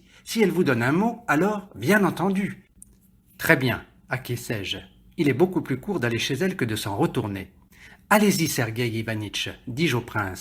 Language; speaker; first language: French; native; French